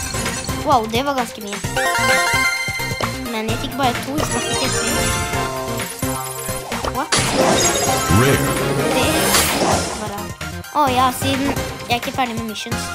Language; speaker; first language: Norwegian; early bilingual, other home language; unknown